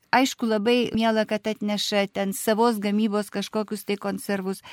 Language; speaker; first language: Lithuanian; non-native, fluent; Russian